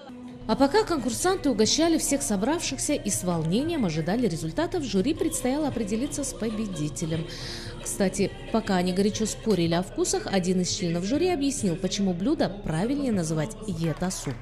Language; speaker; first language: Russian; native; Russian